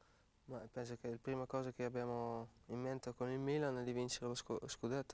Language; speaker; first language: Italian; non-native, fluent; Dutch